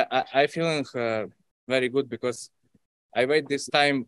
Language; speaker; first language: English; non-native, learner; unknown